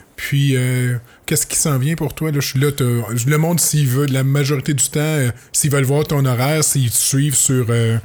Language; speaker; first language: French; native; French